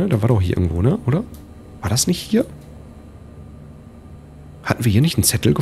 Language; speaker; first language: German; native; German